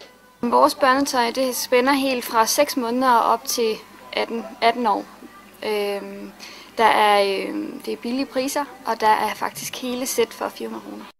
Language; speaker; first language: Danish; native; Danish